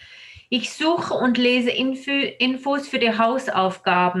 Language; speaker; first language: German; non-native, fluent; English